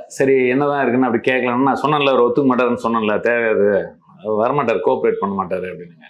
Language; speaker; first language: Tamil; non-native, local second language; Malayalam